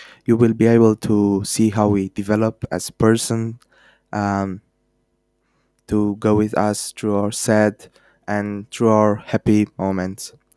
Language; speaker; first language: English; non-native, fluent; Romanian